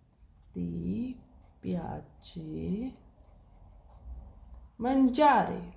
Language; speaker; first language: Italian; non-native, learner; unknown